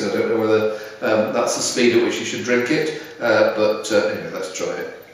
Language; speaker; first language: English; native; English